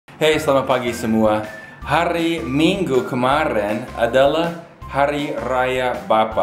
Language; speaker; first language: Indonesian; non-native, fluent; English